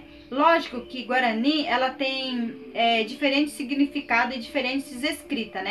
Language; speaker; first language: Portuguese; non-native, local second language; Guarani